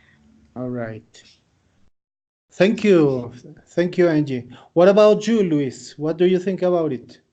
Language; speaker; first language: English; non-native, fluent; Spanish